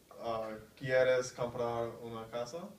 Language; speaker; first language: Spanish; non-native, learner; English